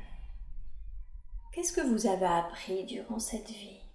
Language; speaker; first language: French; native; French